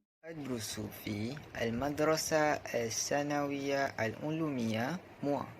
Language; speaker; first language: Arabic; non-native, learner; Malay